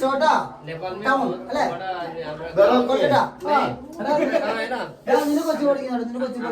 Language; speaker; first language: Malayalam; non-native, learner; Nepali